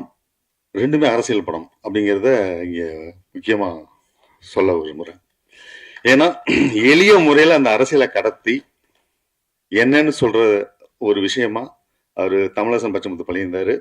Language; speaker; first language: Tamil; native; Tamil